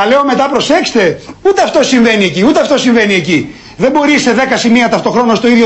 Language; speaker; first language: Greek; native; Greek